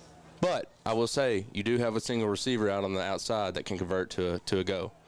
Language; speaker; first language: English; native; English